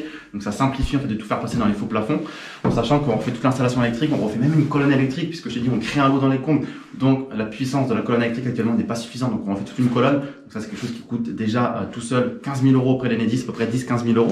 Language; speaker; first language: French; native; French